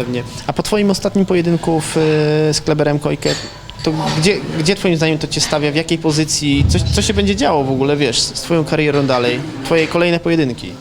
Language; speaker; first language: Polish; native; Polish